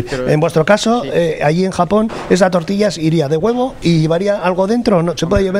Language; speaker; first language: Spanish; native; Spanish